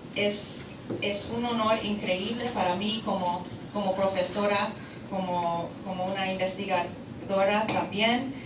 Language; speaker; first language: Spanish; non-native, fluent; English